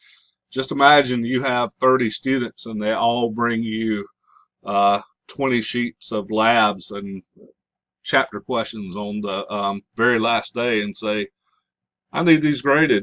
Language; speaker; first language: English; native; English